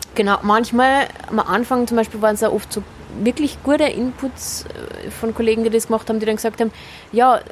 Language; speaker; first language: German; native; German